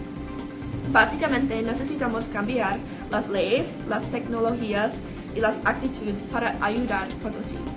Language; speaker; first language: Spanish; non-native, learner; English